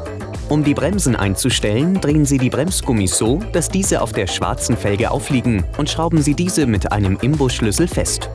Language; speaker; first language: German; native; German